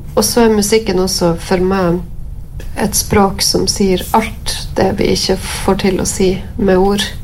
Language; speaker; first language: Norwegian; native; Norwegian